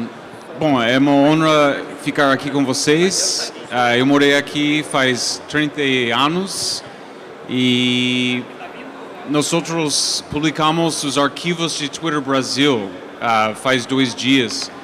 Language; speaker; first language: Portuguese; non-native, fluent; English